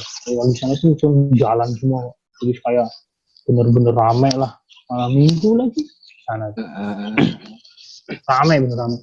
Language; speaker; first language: Indonesian; native; Indonesian